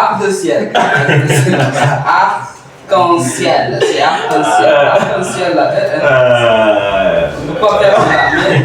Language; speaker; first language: French; non-native, learner; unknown